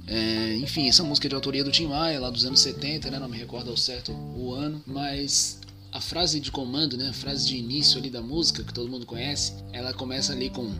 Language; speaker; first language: Portuguese; native; Portuguese